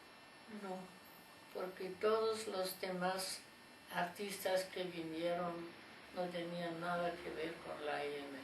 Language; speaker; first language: Spanish; non-native, fluent; German